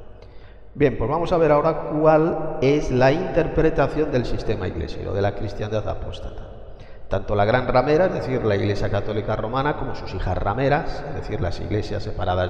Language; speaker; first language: Spanish; native; Spanish